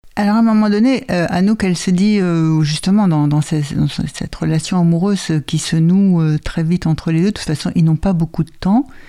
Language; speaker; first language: French; native; French